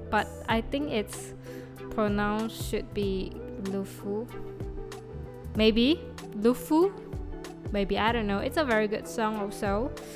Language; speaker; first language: English; non-native, local second language; Chinese